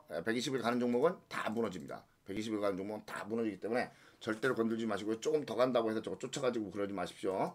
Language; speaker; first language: Korean; native; Korean